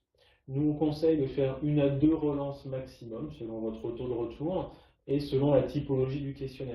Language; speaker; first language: French; native; French